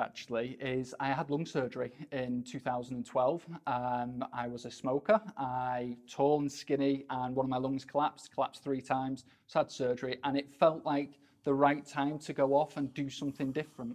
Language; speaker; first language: English; native; English